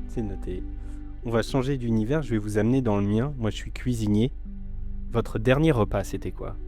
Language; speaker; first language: French; native; French